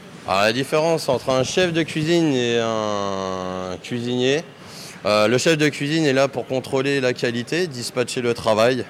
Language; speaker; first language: French; native; French